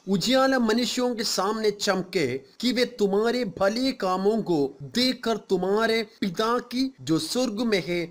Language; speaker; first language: Hindi; non-native, local second language; Malayalam